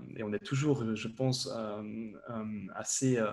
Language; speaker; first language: French; native; French